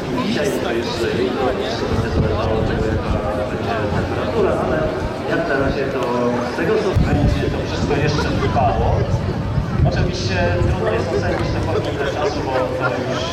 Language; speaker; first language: Polish; native; Polish